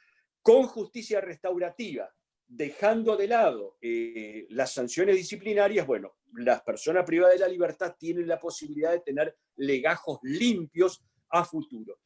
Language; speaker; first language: Spanish; native; Spanish